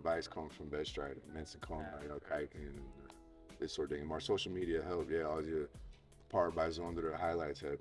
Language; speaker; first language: Dutch; non-native, fluent; English